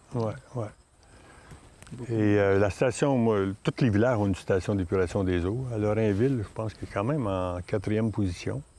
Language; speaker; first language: French; native; French